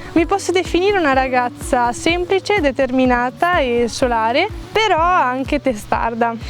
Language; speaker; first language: Italian; native; Italian